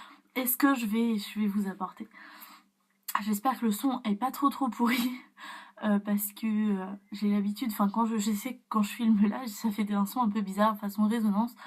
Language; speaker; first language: French; native; French